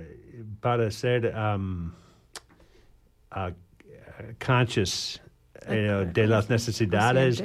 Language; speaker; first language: Spanish; non-native, learner; English